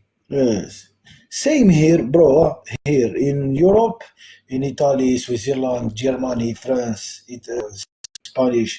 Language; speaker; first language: English; non-native, local second language; Arabic